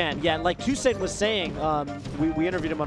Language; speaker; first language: English; native; English